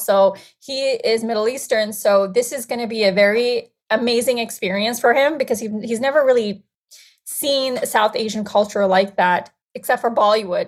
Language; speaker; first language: English; non-native, local second language; Bangla